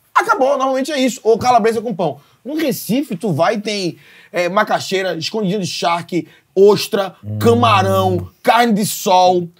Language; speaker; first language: Portuguese; native; Portuguese